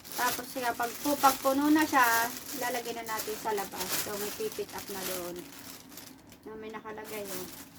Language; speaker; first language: Filipino; native; Filipino